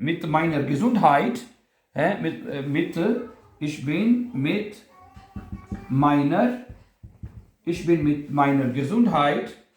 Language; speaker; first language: German; non-native, fluent; Urdu